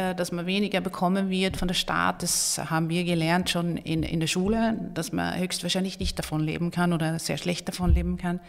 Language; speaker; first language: German; non-native, fluent; Swedish